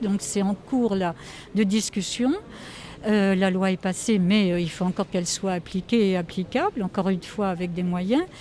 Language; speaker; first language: French; native; French